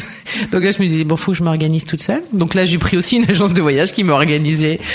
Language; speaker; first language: French; native; French